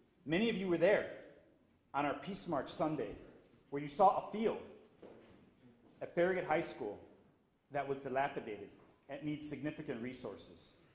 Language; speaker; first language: English; early bilingual, other home language; Spanish